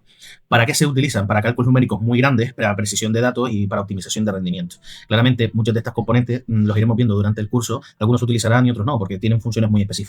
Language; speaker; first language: Spanish; native; Spanish